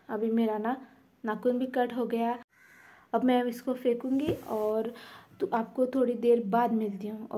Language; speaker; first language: Hindi; non-native, local second language; Konkani